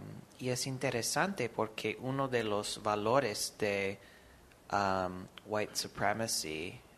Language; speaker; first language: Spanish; non-native, fluent; English